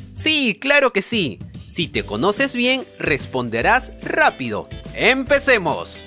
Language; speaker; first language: Spanish; native; Spanish